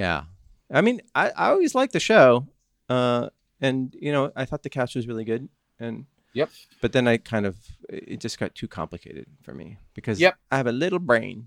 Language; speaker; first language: English; native; English